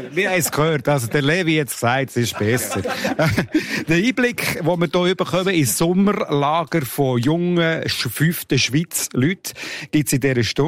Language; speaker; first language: German; native; German